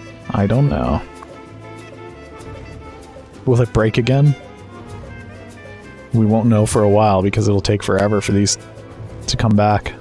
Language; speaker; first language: English; native; English